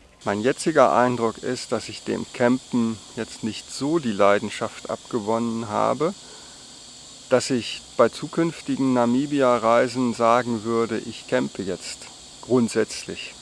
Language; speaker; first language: German; native; German